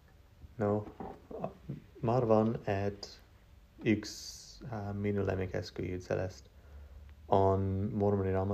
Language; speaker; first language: Estonian; non-native, learner; English